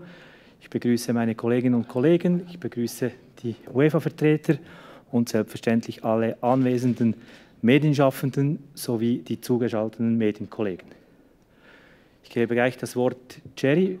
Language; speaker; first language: German; native; German